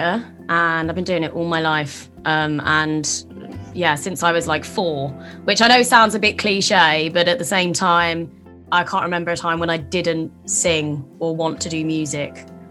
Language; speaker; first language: English; native; English